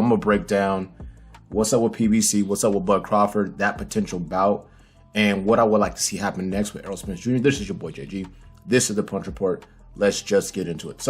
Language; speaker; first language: English; native; English